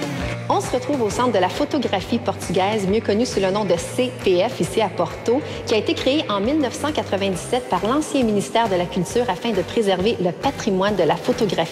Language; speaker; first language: French; native; French